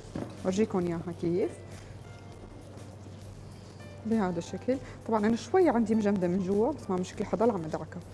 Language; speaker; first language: Arabic; native; Arabic